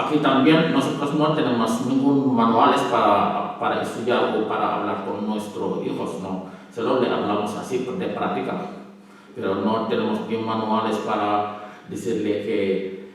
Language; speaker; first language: Spanish; non-native, learner; Wolof